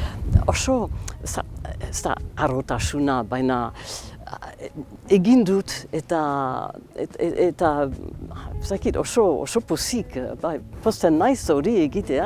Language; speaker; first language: Basque; non-native, local second language; English